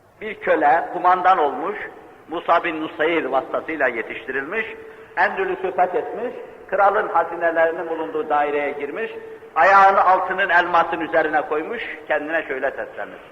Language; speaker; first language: Turkish; native; Turkish